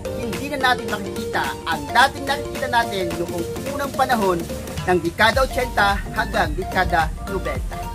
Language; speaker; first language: Filipino; native; Filipino